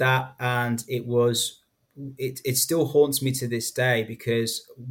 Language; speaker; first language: English; native; English